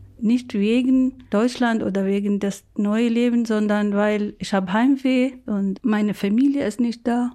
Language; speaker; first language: German; non-native, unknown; Arabic